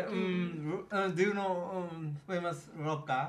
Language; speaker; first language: English; non-native, learner; Japanese